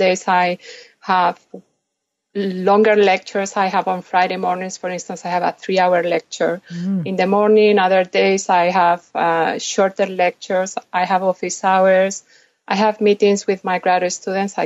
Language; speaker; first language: English; non-native, fluent; Spanish